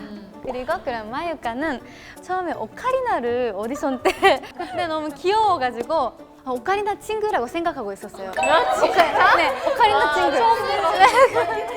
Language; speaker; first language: Korean; non-native, fluent; Japanese